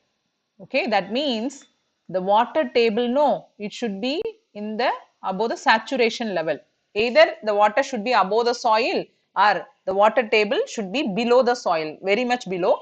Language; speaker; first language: English; non-native, local second language; Tamil